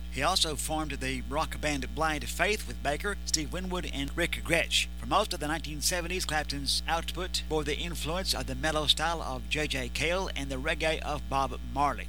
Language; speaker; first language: English; native; English